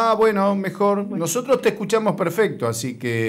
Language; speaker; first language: Spanish; native; Spanish